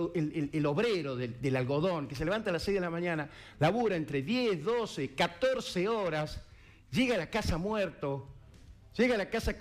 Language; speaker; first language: Spanish; native; Spanish